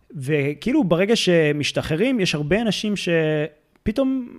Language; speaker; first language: Hebrew; early bilingual, heritage; Hebrew